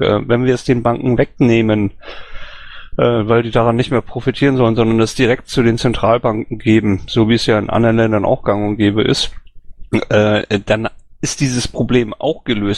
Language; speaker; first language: German; native; German